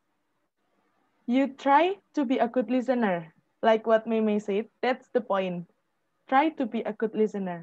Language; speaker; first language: English; non-native, fluent; Indonesian